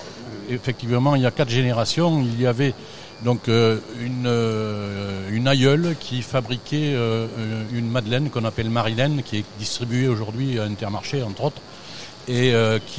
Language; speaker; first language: French; native; French